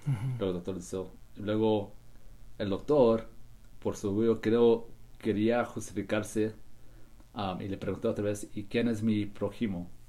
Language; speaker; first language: Spanish; early bilingual, heritage; Spanish